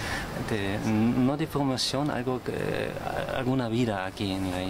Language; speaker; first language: Spanish; non-native, learner; German